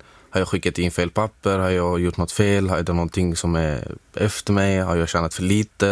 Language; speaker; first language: Swedish; non-native, fluent; Arabic